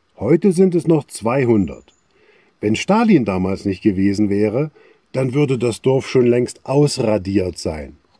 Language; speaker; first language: German; native; German